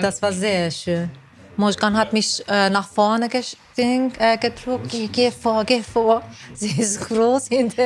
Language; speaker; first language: German; non-native, fluent; Persian